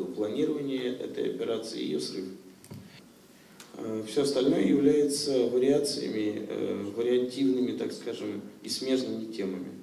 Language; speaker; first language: Russian; native; Russian